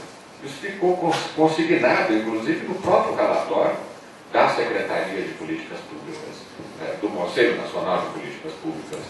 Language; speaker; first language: Portuguese; native; Portuguese